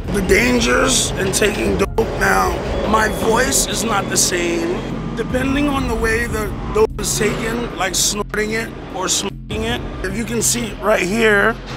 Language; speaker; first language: English; native; English